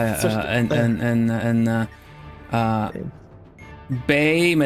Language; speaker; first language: Dutch; non-native, learner; Swedish